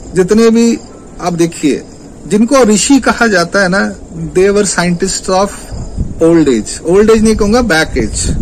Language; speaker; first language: Hindi; non-native, local second language; Marathi